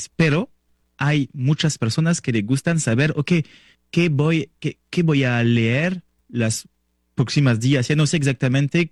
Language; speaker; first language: Spanish; non-native, learner; French